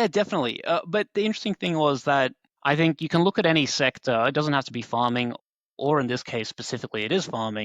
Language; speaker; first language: English; native; English